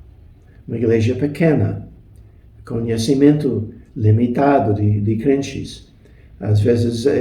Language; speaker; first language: Portuguese; non-native, fluent; English